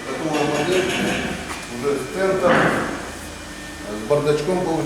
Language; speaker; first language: Russian; native; Russian